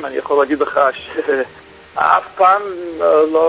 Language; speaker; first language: Hebrew; non-native, fluent; English